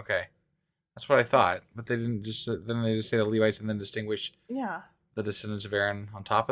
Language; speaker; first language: English; native; English